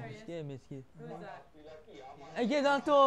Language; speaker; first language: Greek; early bilingual, heritage; English